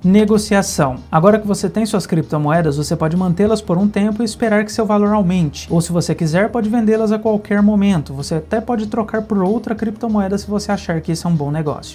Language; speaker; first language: Portuguese; native; Portuguese